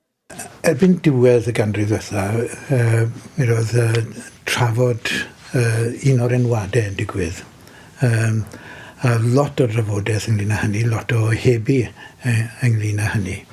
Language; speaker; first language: Welsh; native; Welsh